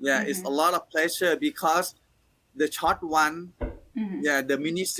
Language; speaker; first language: English; non-native, learner; Thai